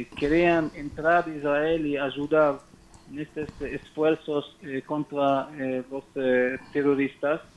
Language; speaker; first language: Spanish; non-native, learner; Hebrew